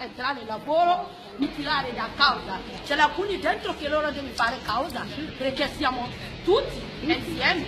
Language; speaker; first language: Italian; non-native, learner; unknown